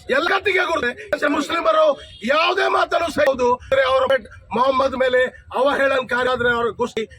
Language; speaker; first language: Kannada; non-native, local second language; Urdu